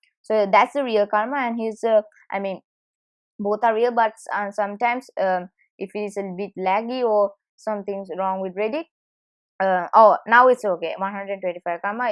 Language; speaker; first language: English; non-native, fluent; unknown